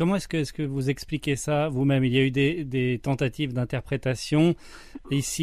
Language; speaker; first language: French; native; French